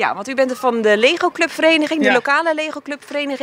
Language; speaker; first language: Dutch; native; Dutch